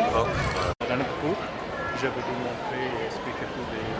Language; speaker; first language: French; non-native, learner; Hindi